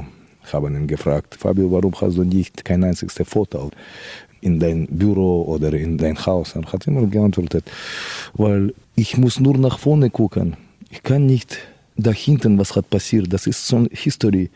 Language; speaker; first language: German; non-native, fluent; Russian